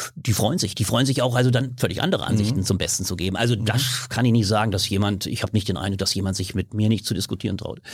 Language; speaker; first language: German; native; German